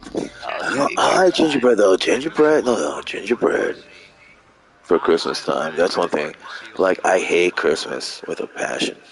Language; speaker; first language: English; native; English